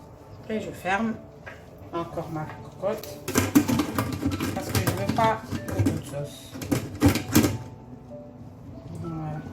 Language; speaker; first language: French; non-native, local second language; Arabic